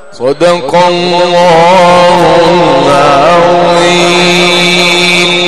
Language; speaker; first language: Arabic; native; Arabic